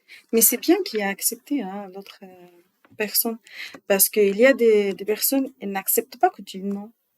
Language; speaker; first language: French; non-native, learner; Arabic